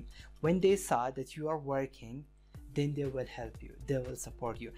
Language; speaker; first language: English; non-native, fluent; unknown